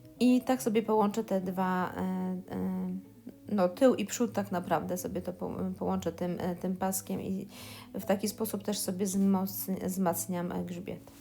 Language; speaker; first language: Polish; native; Polish